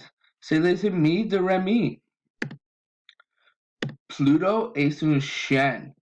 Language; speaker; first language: French; non-native, learner; English